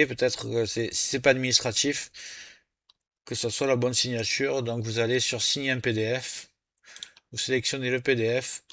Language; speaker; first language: French; native; French